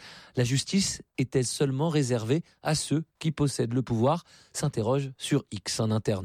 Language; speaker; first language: French; native; French